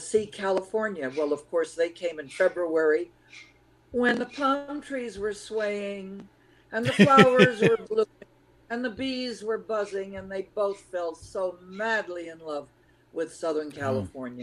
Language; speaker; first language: English; early bilingual, other home language; Lithuanian